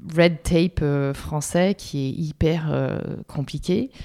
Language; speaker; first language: French; non-native, fluent; English